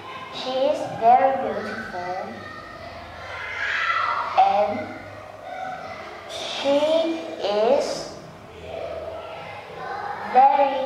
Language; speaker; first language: English; non-native, learner; Vietnamese